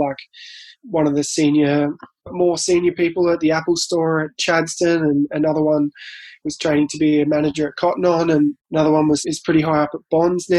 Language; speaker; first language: English; native; English